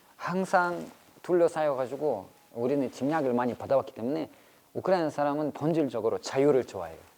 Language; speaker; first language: Korean; non-native, fluent; Russian